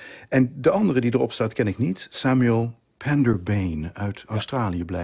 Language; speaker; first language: Dutch; native; Dutch